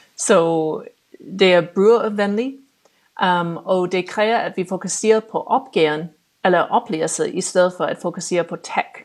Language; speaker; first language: Danish; non-native, fluent; English